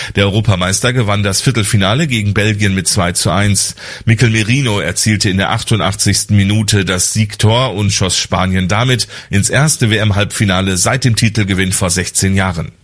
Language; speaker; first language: German; native; German